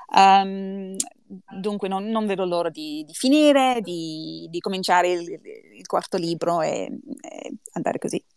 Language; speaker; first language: Italian; non-native, learner; English